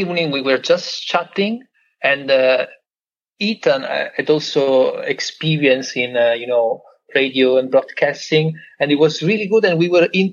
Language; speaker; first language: English; non-native, fluent; Italian